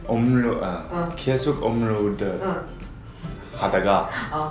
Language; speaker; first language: Korean; non-native, learner; English